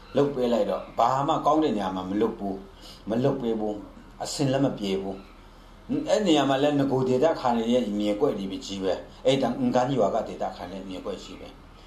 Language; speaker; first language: Burmese; non-native, local second language; Kachin